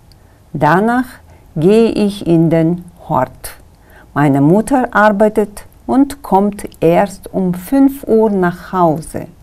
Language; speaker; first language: German; non-native, fluent; Kyrgyz